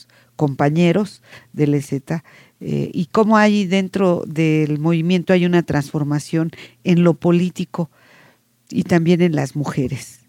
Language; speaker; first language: Spanish; native; Spanish